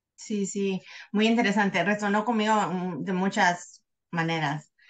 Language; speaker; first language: Spanish; native; Spanish